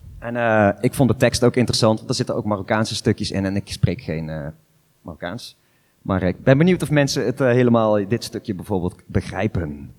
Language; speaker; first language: Dutch; native; Dutch